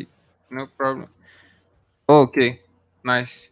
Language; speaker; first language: English; non-native, learner; Portuguese